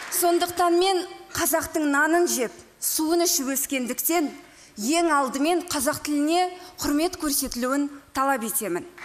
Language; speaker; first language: Kazakh; non-native, local second language; Russian